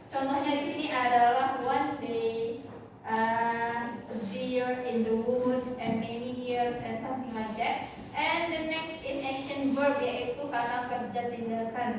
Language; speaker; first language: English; non-native, learner; Indonesian